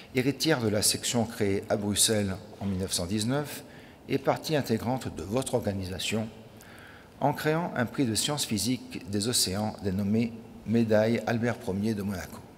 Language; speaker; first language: French; native; French